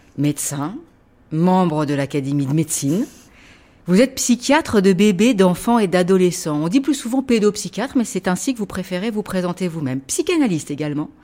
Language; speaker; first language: French; native; French